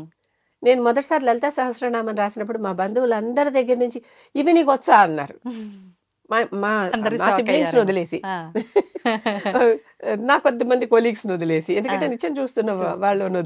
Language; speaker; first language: Telugu; native; Telugu